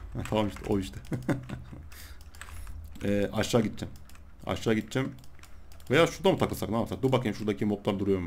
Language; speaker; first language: Turkish; native; Turkish